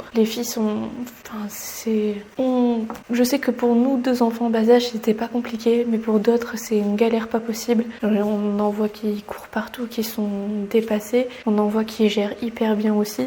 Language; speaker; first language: French; native; French